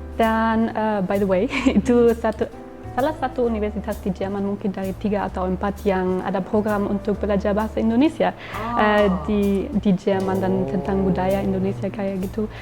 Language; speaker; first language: Indonesian; non-native, fluent; German